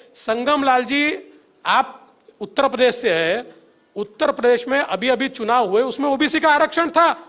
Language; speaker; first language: Hindi; non-native, local second language; Marathi